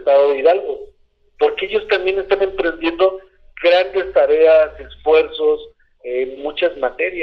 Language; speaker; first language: Spanish; native; Spanish